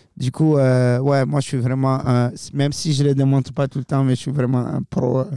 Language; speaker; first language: French; non-native, fluent; Arabic